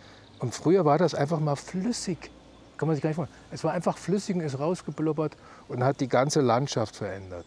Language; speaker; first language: German; native; German